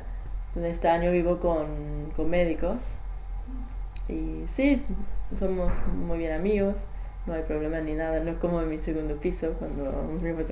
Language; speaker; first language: Spanish; non-native, fluent; English